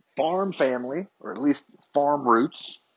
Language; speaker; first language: English; native; English